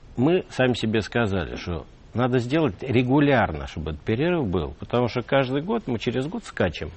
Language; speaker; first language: Russian; native; Russian